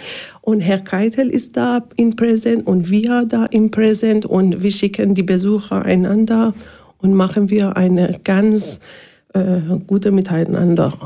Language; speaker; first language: German; non-native, fluent; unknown